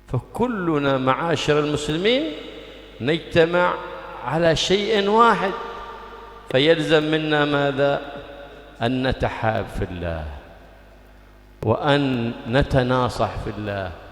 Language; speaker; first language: Arabic; native; Arabic